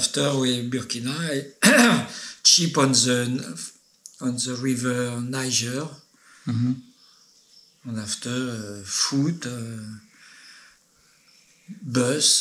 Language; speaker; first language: English; non-native, learner; French